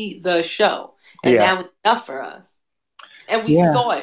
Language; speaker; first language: English; native; English